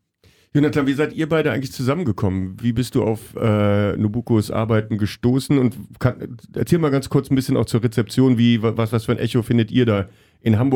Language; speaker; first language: German; native; German